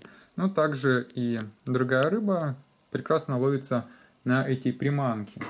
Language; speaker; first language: Russian; native; Russian